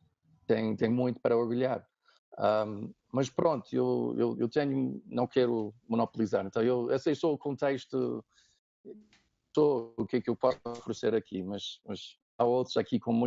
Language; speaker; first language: Portuguese; non-native, fluent; English